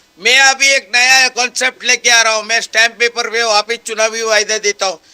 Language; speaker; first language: Hindi; non-native, local second language; Marathi